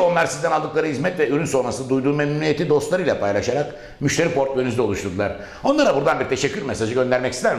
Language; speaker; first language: Turkish; native; Turkish